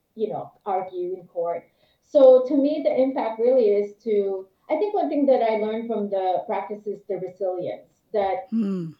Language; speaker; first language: English; non-native, local second language; Filipino